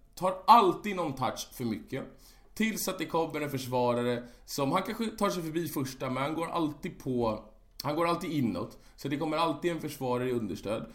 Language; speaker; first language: Swedish; native; Swedish